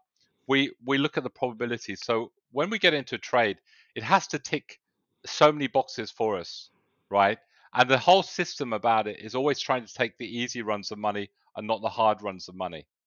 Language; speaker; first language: English; native; English